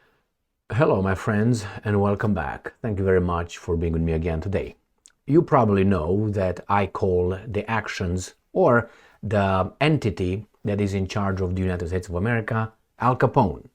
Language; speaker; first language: English; non-native, fluent; Romanian